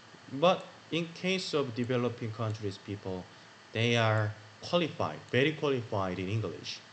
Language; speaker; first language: English; non-native, learner; Korean